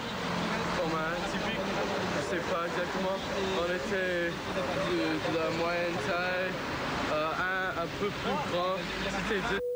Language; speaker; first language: French; non-native, learner; English